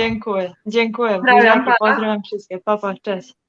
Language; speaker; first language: Polish; non-native, learner; Serbian